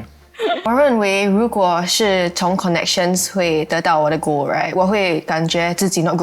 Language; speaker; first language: Chinese; non-native, local second language; English